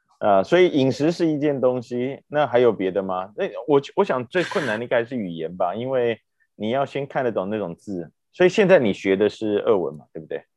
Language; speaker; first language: Chinese; native; Chinese